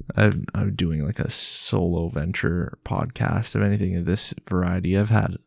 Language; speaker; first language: English; native; English